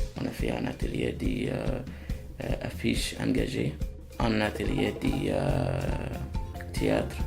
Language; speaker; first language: French; non-native, fluent; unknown